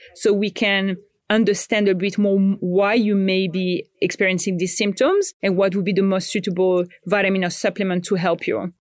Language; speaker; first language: English; non-native, fluent; French